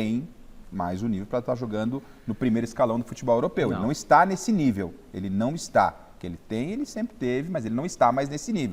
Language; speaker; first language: Portuguese; native; Portuguese